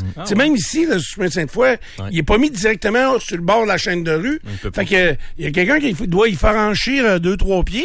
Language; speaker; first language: French; native; French